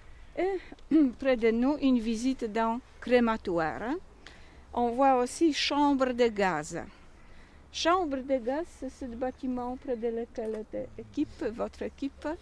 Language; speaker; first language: French; non-native, learner; Polish